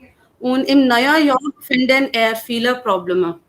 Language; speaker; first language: German; non-native, learner; Hindi